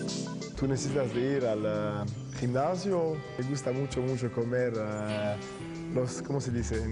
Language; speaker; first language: Spanish; non-native, learner; French